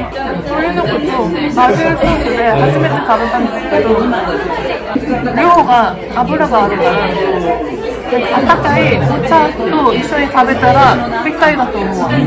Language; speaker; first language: Japanese; non-native, learner; Korean